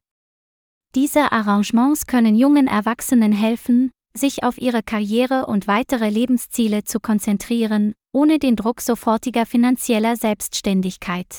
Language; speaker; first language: German; non-native, learner; Vietnamese